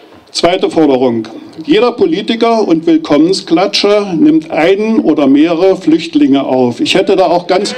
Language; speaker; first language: German; native; German